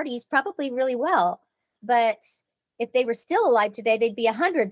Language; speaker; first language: English; native; English